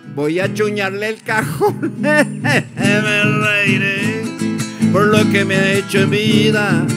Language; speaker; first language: Spanish; native; Spanish